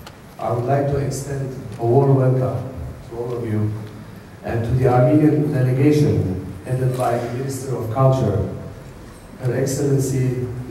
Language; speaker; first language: English; non-native, fluent; Armenian